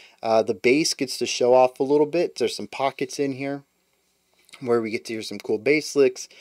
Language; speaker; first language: English; native; English